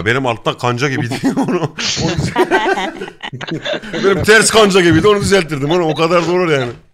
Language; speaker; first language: Turkish; native; Turkish